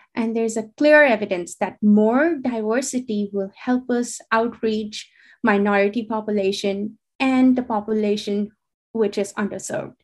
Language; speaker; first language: English; non-native, local second language; Hindi